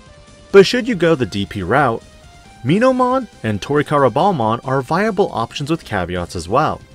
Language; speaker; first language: English; native; English